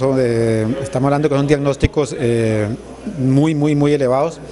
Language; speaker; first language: Spanish; native; Spanish